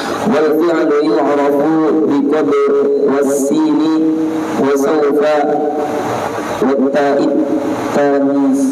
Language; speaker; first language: Arabic; non-native, learner; Indonesian